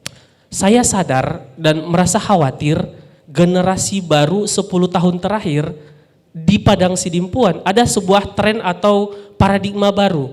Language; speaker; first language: Indonesian; non-native, local second language; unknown